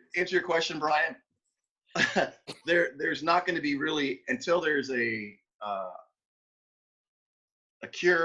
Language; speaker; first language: English; native; English